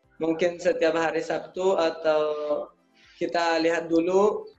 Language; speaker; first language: Indonesian; non-native, learner; Arabic